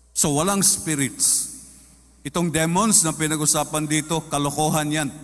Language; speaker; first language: Filipino; non-native, local second language; Cebuano